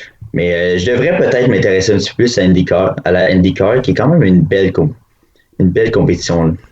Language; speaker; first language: French; native; French